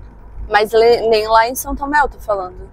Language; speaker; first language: Portuguese; native; Portuguese